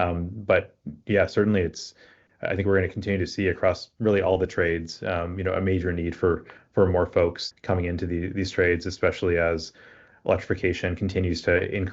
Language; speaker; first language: English; native; English